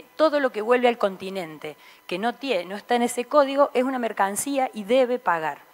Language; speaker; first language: Spanish; native; Spanish